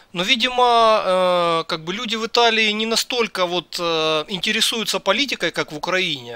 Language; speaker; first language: Russian; native; Russian